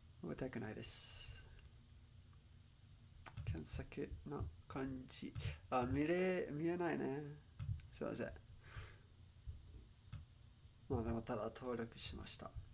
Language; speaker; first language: Japanese; non-native, learner; English